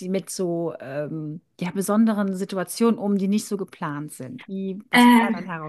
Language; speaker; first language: German; native; German